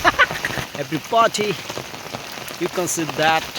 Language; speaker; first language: English; non-native, learner; Bangla